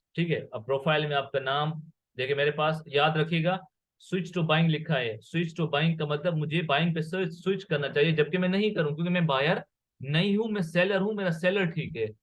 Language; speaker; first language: Urdu; non-native, local second language; Sindhi